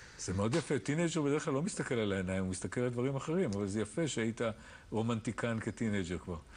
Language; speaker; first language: Hebrew; native; Hebrew